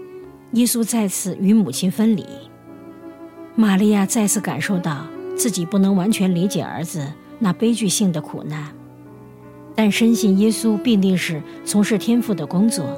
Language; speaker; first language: Chinese; native; Chinese